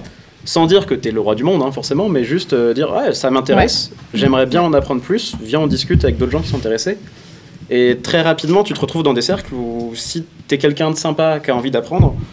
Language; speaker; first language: French; native; French